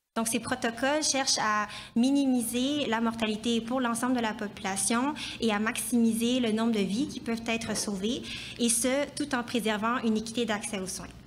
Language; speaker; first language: French; native; French